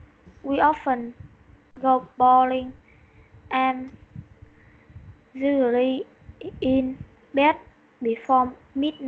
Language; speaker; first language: English; non-native, learner; Vietnamese